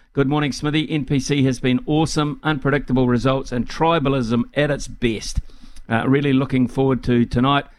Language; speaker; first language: English; native; English